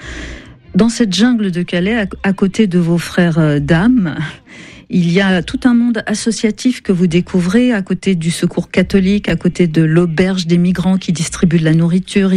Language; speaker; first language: French; native; French